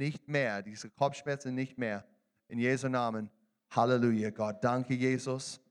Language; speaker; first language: German; non-native, learner; English